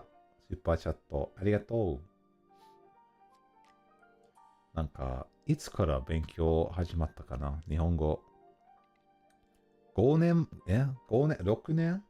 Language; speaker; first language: Japanese; non-native, learner; English